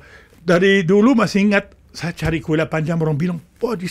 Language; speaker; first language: Indonesian; non-native, fluent; French